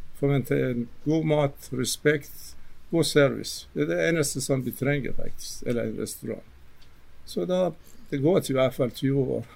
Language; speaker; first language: Norwegian; non-native, fluent; Persian